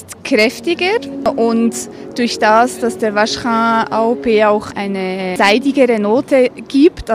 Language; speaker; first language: German; native; German